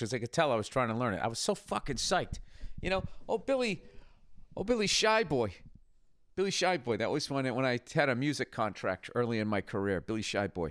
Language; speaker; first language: English; native; English